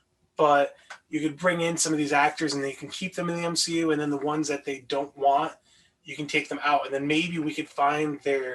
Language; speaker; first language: English; native; English